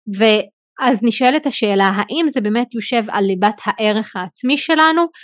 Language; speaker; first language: Hebrew; non-native, local second language; Arabic